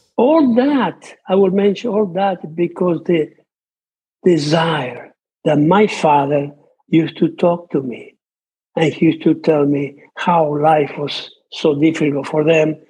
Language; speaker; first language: English; non-native, fluent; Italian